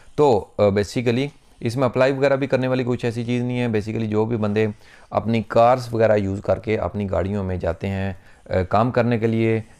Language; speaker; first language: Urdu; non-native, local second language; Punjabi